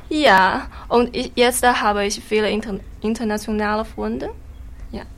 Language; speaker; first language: German; non-native, learner; Chinese